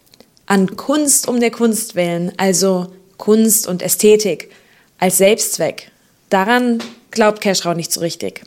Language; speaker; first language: German; native; German